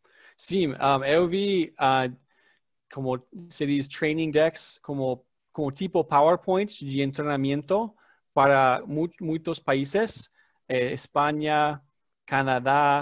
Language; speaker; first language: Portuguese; non-native, learner; English